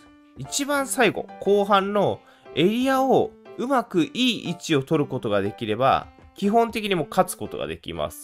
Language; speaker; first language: Japanese; native; Japanese